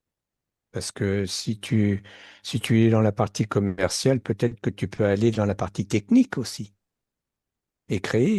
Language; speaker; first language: French; native; French